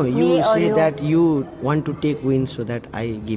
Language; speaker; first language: English; non-native, local second language; Nepali